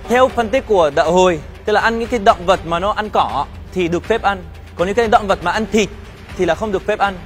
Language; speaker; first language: Vietnamese; non-native, fluent; Arabic